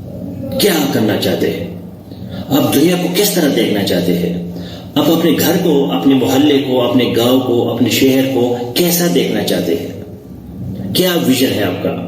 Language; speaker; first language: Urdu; non-native, local second language; Pashto